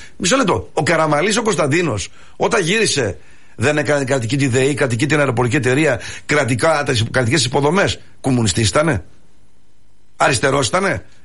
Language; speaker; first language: Greek; early bilingual, heritage; Greek